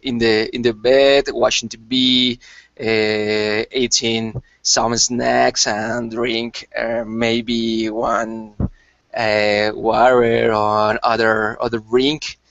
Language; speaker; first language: English; non-native, learner; Spanish